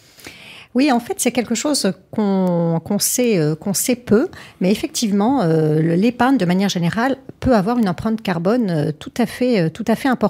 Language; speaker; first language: French; native; French